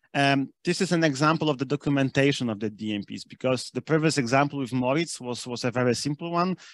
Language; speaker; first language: English; non-native, fluent; German